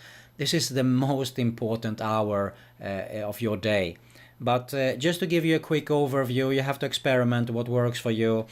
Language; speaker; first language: English; non-native, fluent; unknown